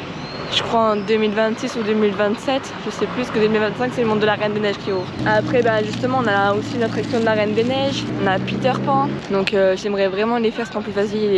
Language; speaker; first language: French; native; French